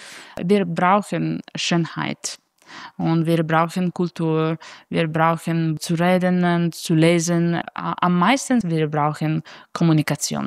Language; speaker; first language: German; non-native, fluent; Italian